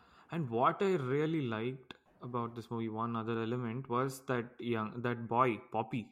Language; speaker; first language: English; non-native, local second language; Tamil